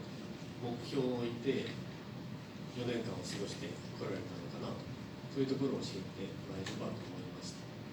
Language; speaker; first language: Japanese; native; Japanese